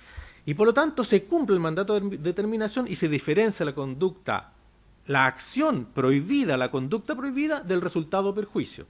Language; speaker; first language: Spanish; native; Spanish